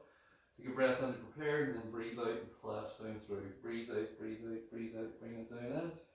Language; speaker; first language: English; native; English